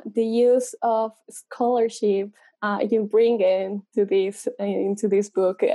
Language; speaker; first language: English; non-native, fluent; Spanish